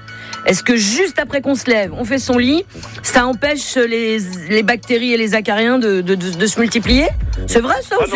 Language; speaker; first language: French; native; French